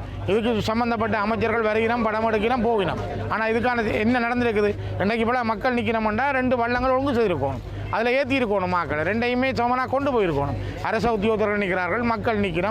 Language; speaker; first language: Tamil; native; Tamil